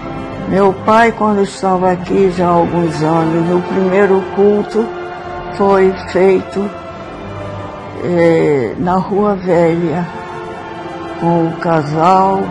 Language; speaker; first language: Portuguese; early bilingual, other home language; Swedish